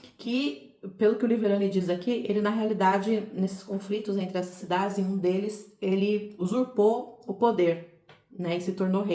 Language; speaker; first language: Portuguese; native; Portuguese